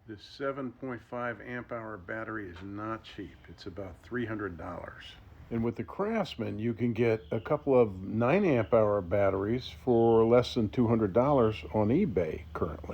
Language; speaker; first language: English; native; English